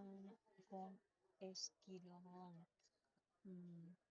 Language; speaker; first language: French; non-native, learner; Chinese